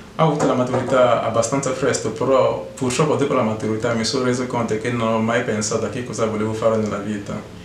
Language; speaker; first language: Italian; non-native, fluent; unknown